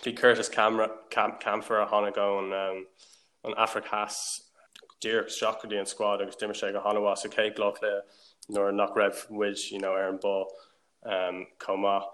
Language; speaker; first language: Irish; non-native, local second language; English